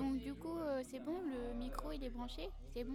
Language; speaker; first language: French; native; French